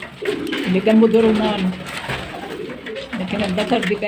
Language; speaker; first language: Arabic; native; Arabic